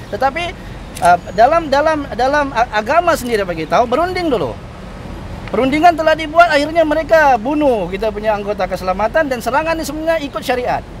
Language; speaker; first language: Malay; native; Malay